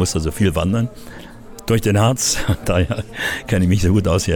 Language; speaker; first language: German; native; German